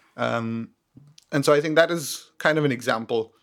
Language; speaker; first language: English; non-native, local second language; Hindi